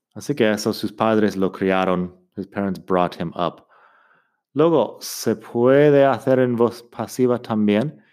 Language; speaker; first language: Spanish; non-native, fluent; English